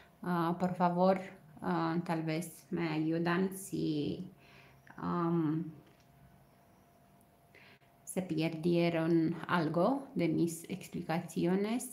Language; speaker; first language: Spanish; non-native, fluent; Romanian